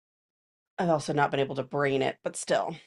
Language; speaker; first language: English; native; English